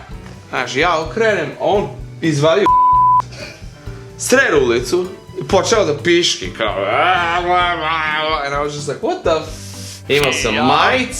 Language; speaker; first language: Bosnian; early bilingual, heritage; English